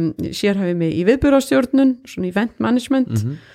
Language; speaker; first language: Icelandic; native; Icelandic